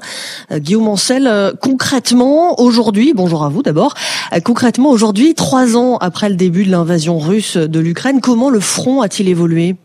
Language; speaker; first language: French; native; French